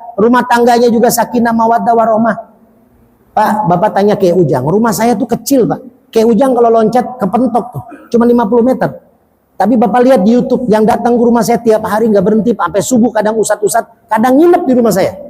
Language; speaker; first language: Indonesian; native; Indonesian